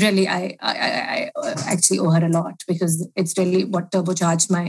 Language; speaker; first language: English; non-native, local second language; Hindi